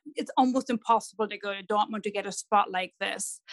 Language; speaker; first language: English; non-native, fluent; German